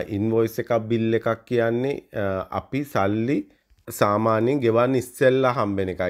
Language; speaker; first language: Sinhala; native; Sinhala